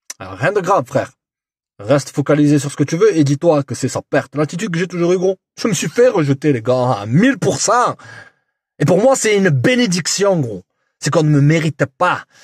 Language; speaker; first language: French; native; French